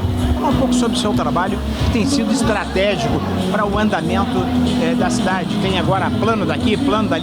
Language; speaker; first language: Portuguese; native; Portuguese